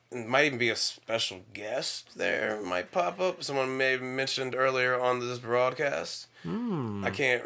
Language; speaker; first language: English; native; English